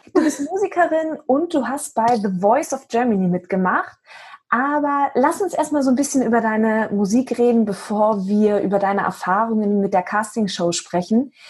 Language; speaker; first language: German; native; German